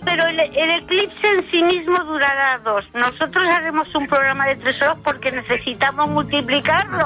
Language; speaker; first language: Spanish; native; Spanish